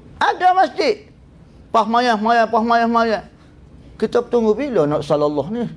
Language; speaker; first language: Malay; native; Malay